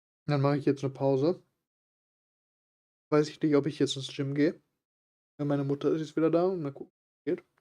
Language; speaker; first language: German; native; German